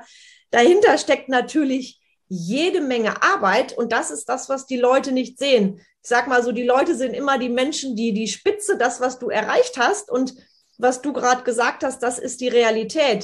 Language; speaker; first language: German; native; German